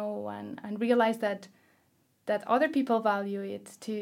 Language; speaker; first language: English; non-native, fluent; Spanish